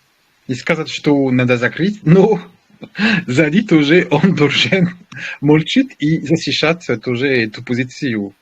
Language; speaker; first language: Russian; non-native, learner; French